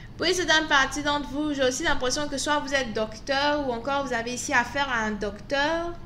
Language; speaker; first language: French; native; French